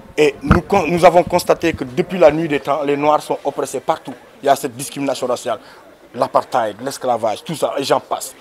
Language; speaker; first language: French; non-native, local second language; Wolof